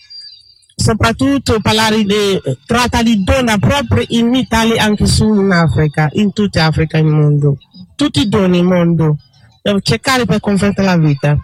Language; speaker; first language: Italian; non-native, learner; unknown